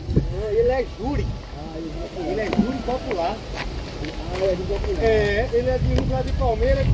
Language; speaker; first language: Portuguese; native; Portuguese